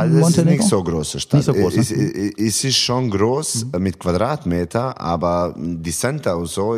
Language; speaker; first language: German; non-native, learner; Serbian